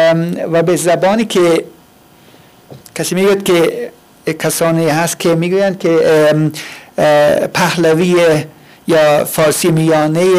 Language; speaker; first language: Persian; non-native, fluent; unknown